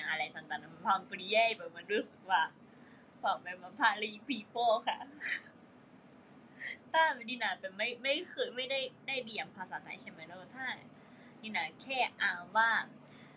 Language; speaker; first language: Thai; non-native, fluent; Japanese